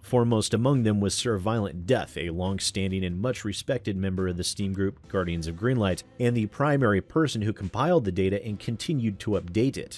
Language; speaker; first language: English; native; English